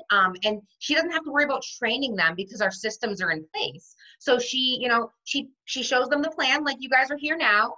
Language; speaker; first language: English; native; English